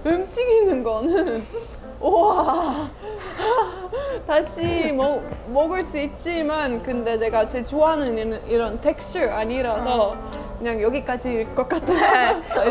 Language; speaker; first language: Korean; non-native, fluent; Estonian